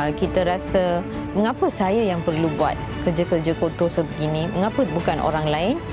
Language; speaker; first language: Malay; non-native, local second language; Tamil